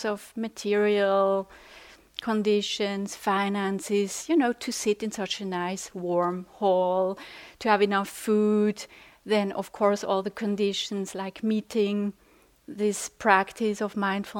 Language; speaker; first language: English; non-native, fluent; Swiss German